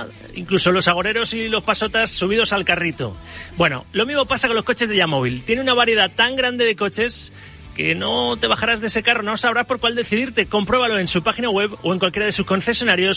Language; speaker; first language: Spanish; native; Spanish